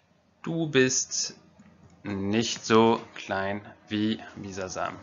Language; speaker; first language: German; non-native, fluent; French